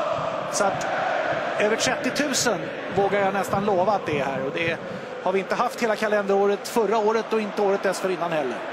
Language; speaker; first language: Swedish; native; Swedish